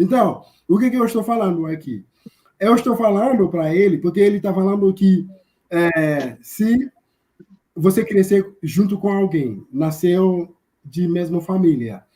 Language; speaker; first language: Portuguese; non-native, learner; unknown